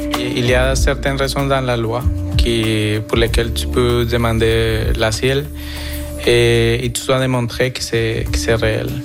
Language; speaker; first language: French; non-native, fluent; Spanish